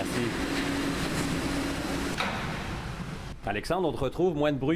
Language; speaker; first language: French; native; French